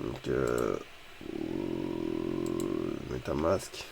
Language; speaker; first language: French; native; French